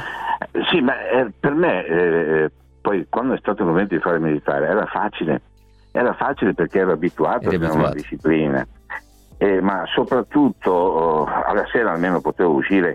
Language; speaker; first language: Italian; native; Italian